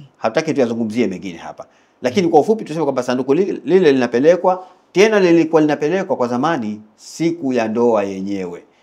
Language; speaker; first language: Swahili; native; Swahili